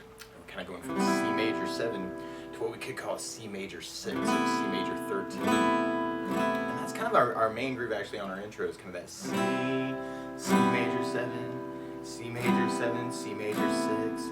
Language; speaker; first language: English; native; English